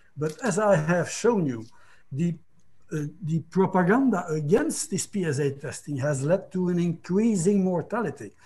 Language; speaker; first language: English; non-native, fluent; Dutch